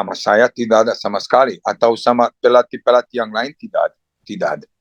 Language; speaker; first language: Indonesian; non-native, fluent; Serbian